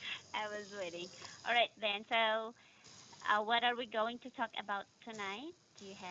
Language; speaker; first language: English; non-native, fluent; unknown